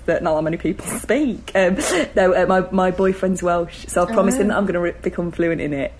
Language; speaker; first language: English; native; English